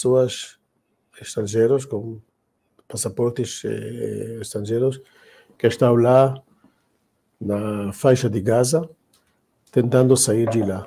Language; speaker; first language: Portuguese; non-native, fluent; Hebrew